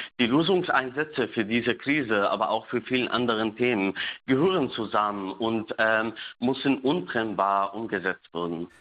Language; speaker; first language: German; non-native, fluent; Arabic